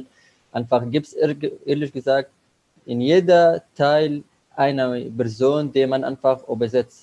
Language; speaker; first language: German; non-native, learner; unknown